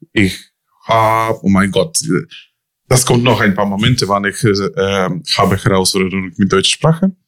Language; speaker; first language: German; non-native, learner; Ukrainian